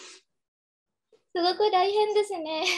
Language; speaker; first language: Japanese; non-native, learner; Indonesian